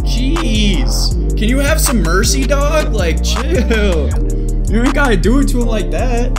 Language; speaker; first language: English; native; English